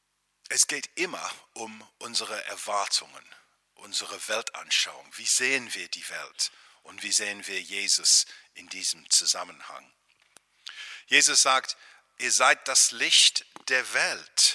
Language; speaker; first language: German; non-native, fluent; English